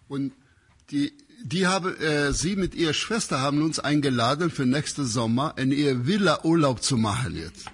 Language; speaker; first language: German; non-native, fluent; Albanian